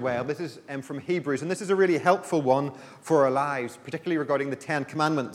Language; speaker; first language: English; native; English